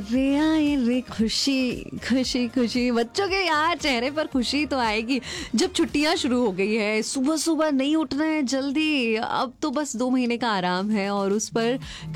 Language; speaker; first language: Hindi; native; Hindi